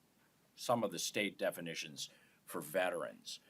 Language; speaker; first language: English; native; English